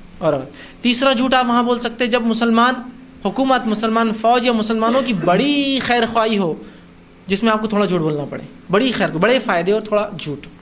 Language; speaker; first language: Urdu; native; Urdu